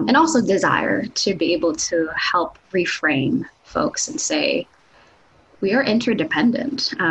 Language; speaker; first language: English; non-native, local second language; Filipino